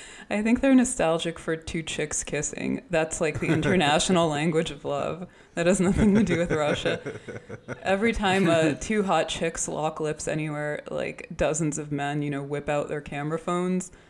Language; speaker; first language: English; early bilingual, other home language; Russian